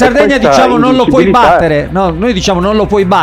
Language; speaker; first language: Italian; native; Italian